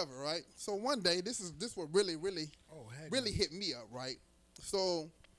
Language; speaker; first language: English; native; English